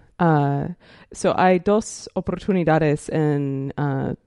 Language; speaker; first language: Spanish; non-native, learner; English